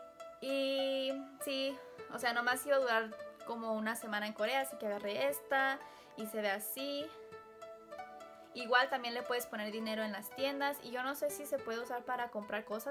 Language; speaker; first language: Spanish; early bilingual, heritage; Spanish